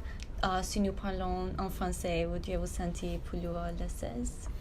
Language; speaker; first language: French; non-native, learner; English